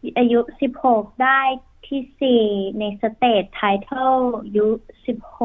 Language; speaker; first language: Thai; early bilingual, heritage; Thai